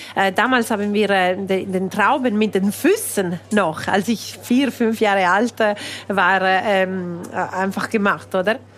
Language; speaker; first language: German; non-native, local second language; Italian